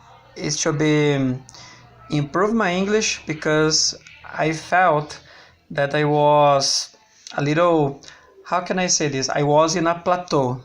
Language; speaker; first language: English; non-native, learner; Portuguese